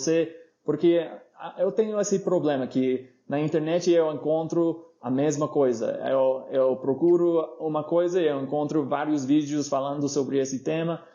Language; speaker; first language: Portuguese; non-native, fluent; English